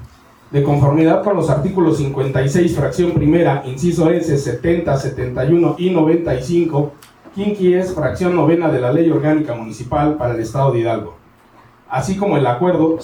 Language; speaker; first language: Spanish; native; Spanish